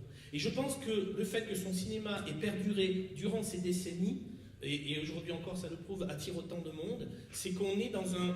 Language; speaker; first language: French; native; French